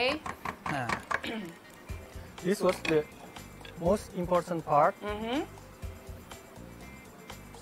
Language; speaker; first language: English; non-native, fluent; Indonesian